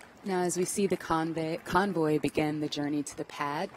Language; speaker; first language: English; native; English